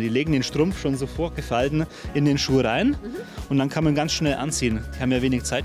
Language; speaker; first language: German; native; German